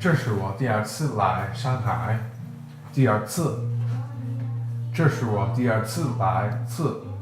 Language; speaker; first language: Chinese; non-native, learner; English